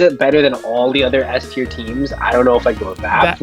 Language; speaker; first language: English; native; English